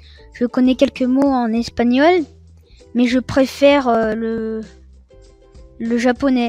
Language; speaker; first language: French; native; French